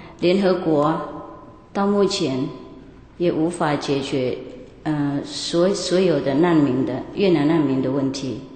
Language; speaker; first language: Chinese; non-native, fluent; Vietnamese